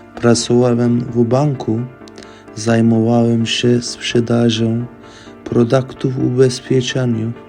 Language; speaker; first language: Polish; non-native, fluent; Turkish